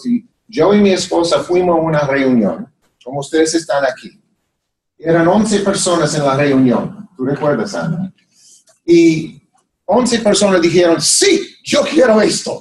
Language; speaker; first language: Spanish; non-native, fluent; English